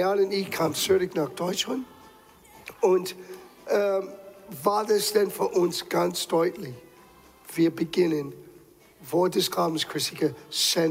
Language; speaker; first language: German; non-native, fluent; English